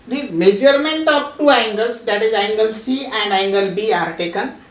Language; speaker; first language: English; non-native, local second language; Marathi